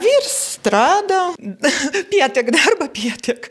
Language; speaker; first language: Latvian; non-native, local second language; Russian